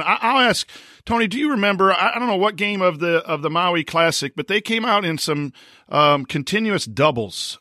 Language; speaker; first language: English; native; English